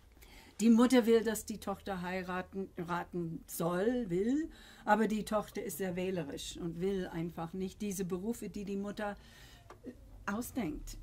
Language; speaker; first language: German; non-native, fluent; English